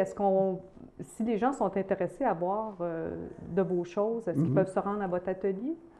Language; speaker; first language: French; native; French